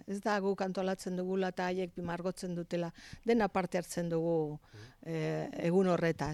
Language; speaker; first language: Basque; native; Basque